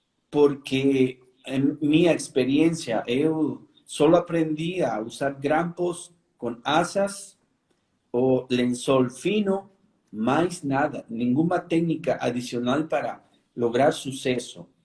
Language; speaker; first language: Portuguese; non-native, fluent; Spanish